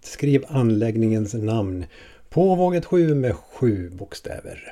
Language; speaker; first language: Swedish; native; Swedish